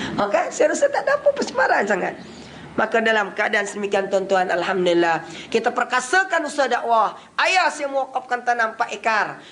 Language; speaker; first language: Malay; non-native, local second language; Central Dusun